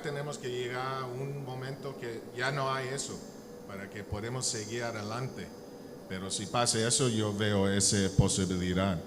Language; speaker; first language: Spanish; non-native, learner; English